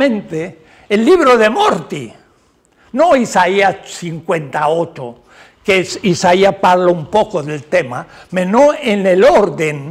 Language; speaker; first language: Italian; non-native, learner; Spanish